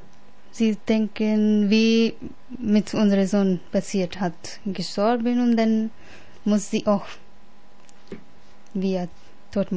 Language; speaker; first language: German; non-native, learner; Punjabi